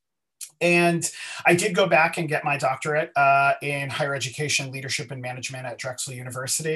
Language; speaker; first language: English; native; English